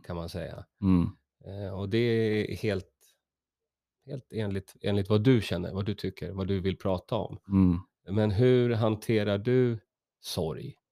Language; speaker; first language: Swedish; native; Swedish